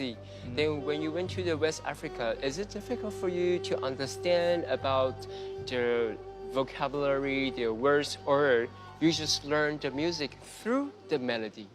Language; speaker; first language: English; non-native, fluent; Chinese